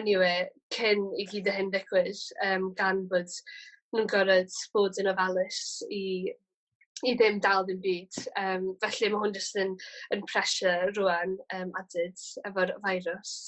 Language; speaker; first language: Welsh; native; Welsh